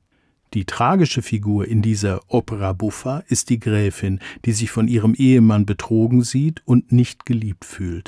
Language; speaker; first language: German; native; German